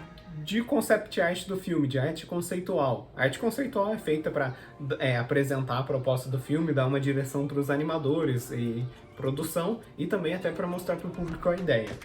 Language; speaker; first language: Portuguese; native; Portuguese